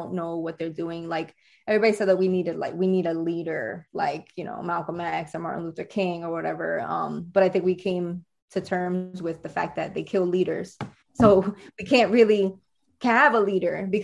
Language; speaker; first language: English; native; English